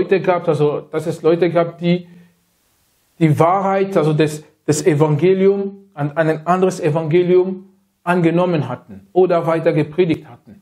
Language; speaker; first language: German; non-native, fluent; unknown